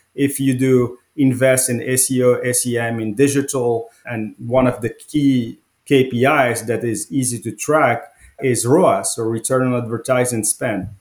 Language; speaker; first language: English; non-native, fluent; Arabic